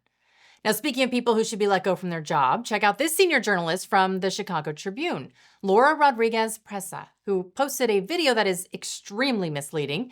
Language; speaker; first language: English; native; English